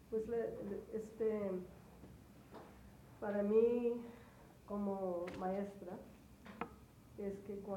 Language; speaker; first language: Spanish; early bilingual, heritage; English